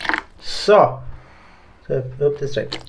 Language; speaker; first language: Swedish; native; Swedish